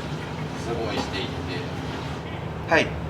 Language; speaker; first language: Japanese; native; Japanese